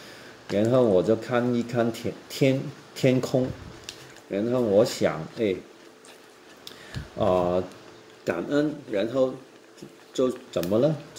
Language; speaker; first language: Chinese; non-native, local second language; Cantonese